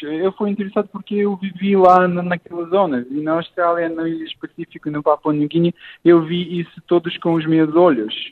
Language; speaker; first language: Portuguese; non-native, fluent; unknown